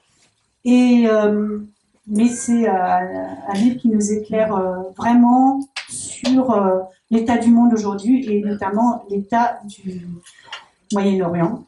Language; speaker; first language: French; native; French